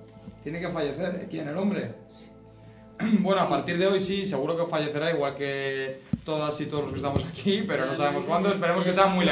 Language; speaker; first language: Spanish; native; Spanish